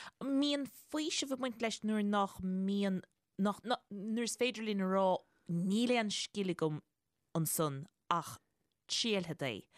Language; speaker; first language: Irish; native; Irish